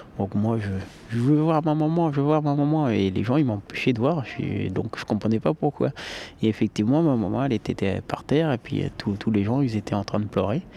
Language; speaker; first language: French; early bilingual, other home language; Amharic